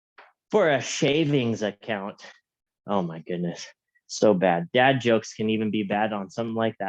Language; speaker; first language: English; native; English